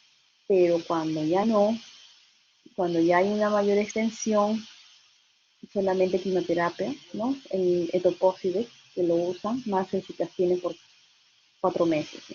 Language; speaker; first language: Spanish; native; Spanish